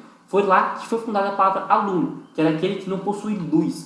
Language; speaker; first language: Portuguese; native; Portuguese